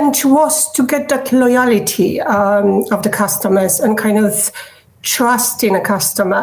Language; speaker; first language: English; non-native, fluent; Polish